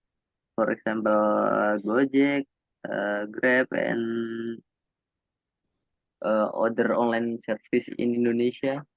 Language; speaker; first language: English; non-native, learner; Indonesian